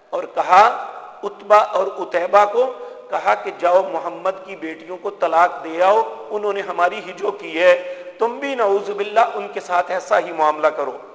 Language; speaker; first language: Urdu; non-native, local second language; Punjabi